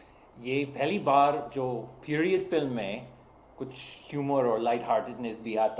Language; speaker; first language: Hindi; non-native, learner; English